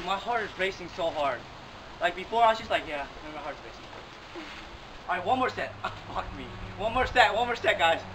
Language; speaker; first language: English; native; English